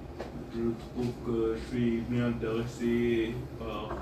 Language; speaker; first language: French; non-native, fluent; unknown